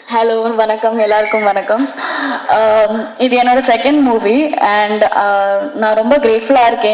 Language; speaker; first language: Tamil; non-native, learner; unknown